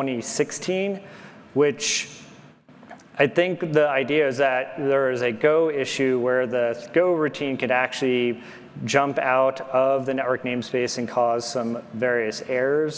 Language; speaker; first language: English; native; English